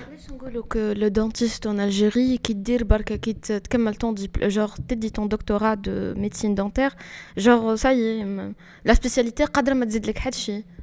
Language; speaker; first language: French; non-native, local second language; Arabic